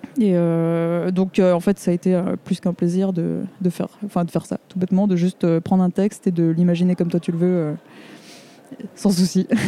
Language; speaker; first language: French; native; French